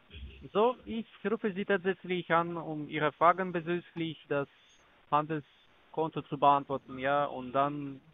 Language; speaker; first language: German; non-native, learner; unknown